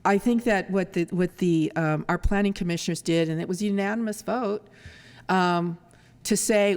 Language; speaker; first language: English; early bilingual, other home language; Spanish